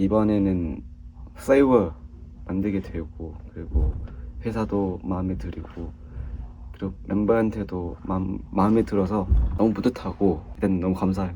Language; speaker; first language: Korean; non-native, fluent; Thai